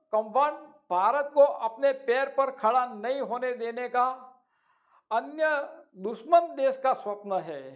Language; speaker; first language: Hindi; non-native, local second language; Gujarati